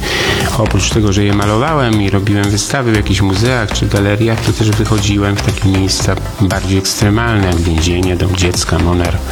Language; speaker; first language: Polish; native; Polish